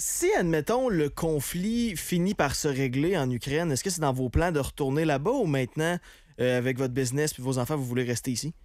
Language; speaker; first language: French; native; French